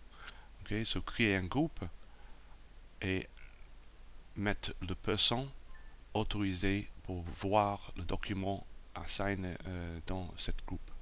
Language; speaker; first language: French; non-native, learner; English